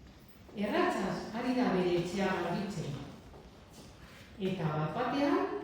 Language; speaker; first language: Basque; non-native, learner; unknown